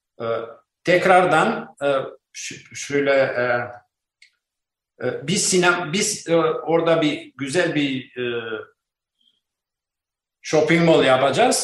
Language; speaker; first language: Turkish; non-native, learner; Albanian